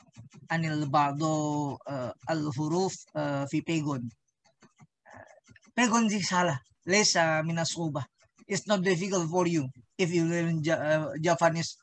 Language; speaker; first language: Arabic; non-native, learner; Indonesian